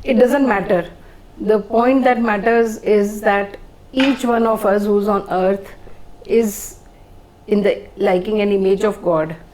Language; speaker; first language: English; non-native, local second language; Hindi